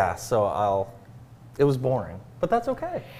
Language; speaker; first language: English; native; English